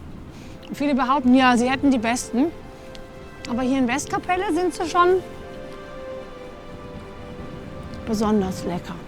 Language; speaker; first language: German; native; German